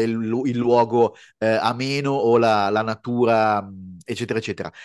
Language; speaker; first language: Italian; native; Italian